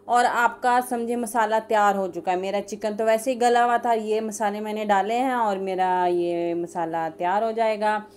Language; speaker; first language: Urdu; native; Urdu